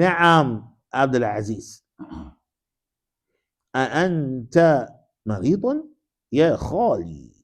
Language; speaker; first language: Arabic; non-native, fluent; English